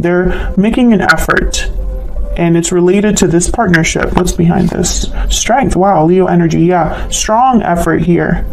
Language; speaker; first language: English; native; English